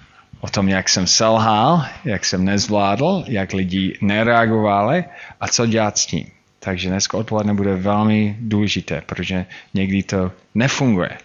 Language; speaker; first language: Czech; non-native, fluent; English